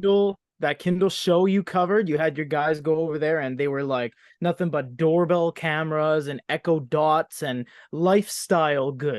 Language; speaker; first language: English; native; English